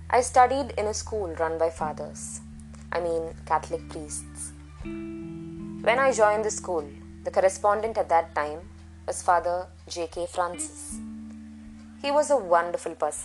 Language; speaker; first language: English; non-native, local second language; Malayalam